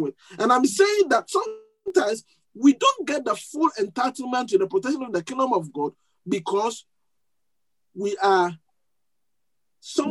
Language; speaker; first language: English; non-native, local second language; Akan